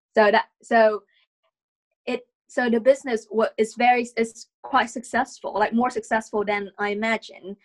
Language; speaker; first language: English; non-native, fluent; Vietnamese